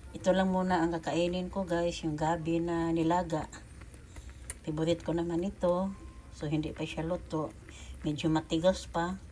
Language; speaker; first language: Filipino; non-native, local second language; Cebuano